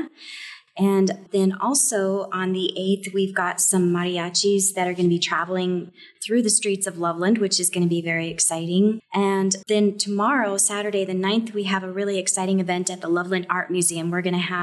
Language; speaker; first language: English; native; English